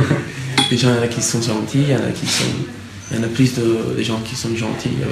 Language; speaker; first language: French; non-native, fluent; Arabic